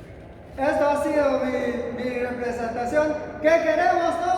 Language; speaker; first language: Spanish; non-native, local second language; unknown